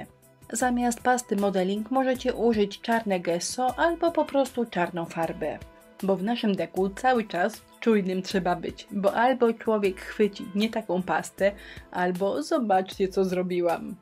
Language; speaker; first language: Polish; native; Polish